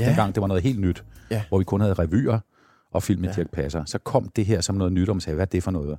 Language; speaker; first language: Danish; native; Danish